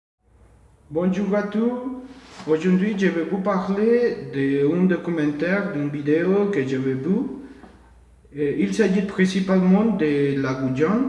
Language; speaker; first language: French; non-native, learner; Portuguese